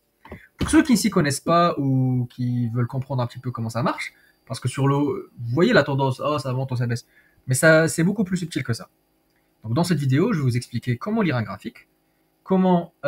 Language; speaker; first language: French; native; French